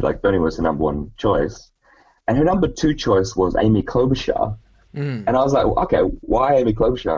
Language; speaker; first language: English; native; English